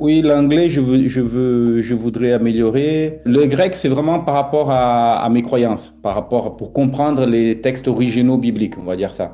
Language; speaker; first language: French; non-native, fluent; Portuguese